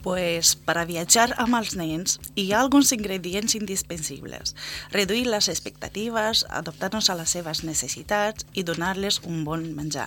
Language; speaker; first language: Catalan; non-native, learner; Spanish